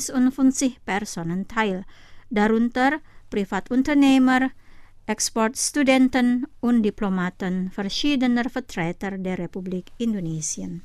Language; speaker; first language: German; non-native, fluent; Indonesian